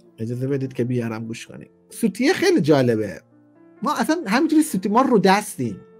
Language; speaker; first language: Persian; native; Persian